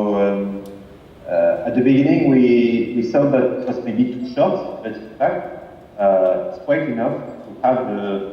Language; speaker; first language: English; non-native, fluent; French